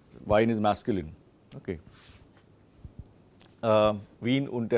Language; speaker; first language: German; non-native, fluent; Hindi